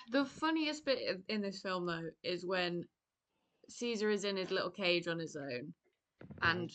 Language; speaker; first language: English; native; English